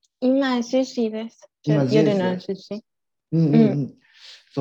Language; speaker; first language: Japanese; non-native, learner; Spanish